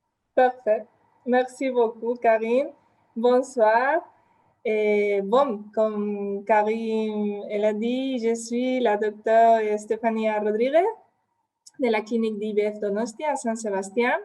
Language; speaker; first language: French; non-native, fluent; Spanish